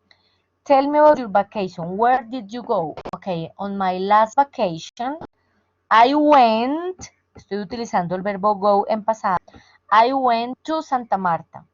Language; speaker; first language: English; non-native, fluent; Spanish